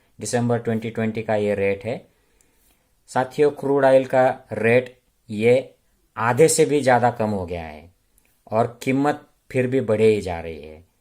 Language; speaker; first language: Hindi; non-native, local second language; Marathi